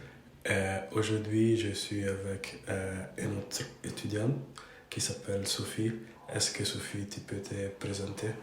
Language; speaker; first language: French; non-native, fluent; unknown